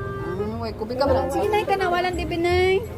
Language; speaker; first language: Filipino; non-native, local second language; Hiligaynon